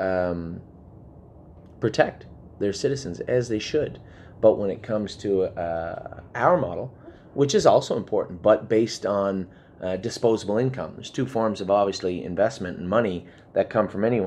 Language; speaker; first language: English; native; English